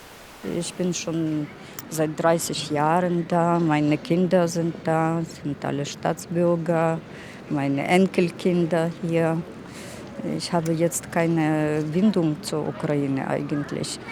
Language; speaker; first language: German; non-native, fluent; Russian